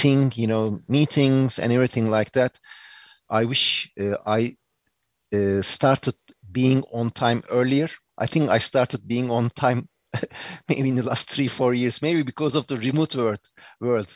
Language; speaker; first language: English; non-native, fluent; Turkish